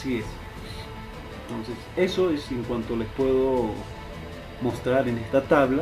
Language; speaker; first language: Spanish; native; Spanish